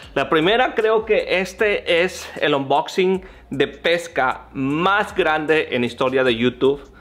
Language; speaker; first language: Spanish; native; Spanish